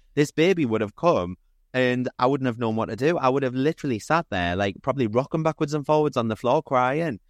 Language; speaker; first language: English; native; English